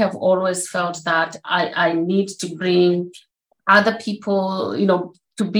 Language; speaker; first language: English; non-native, local second language; Shona